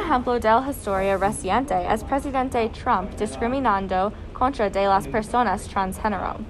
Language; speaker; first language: Spanish; non-native, learner; English